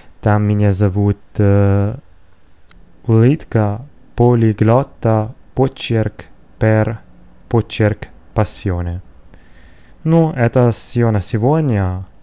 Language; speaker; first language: Russian; non-native, learner; Italian